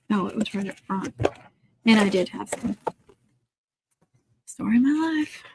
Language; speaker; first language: English; native; English